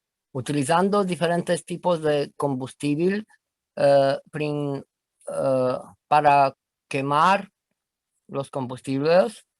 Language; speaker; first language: Spanish; non-native, learner; Romanian